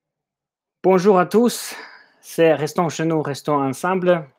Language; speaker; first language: French; non-native, fluent; Ukrainian